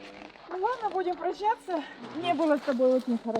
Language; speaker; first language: Russian; native; Russian